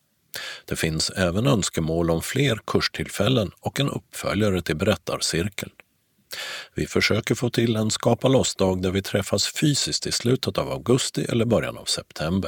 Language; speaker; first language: Swedish; native; Swedish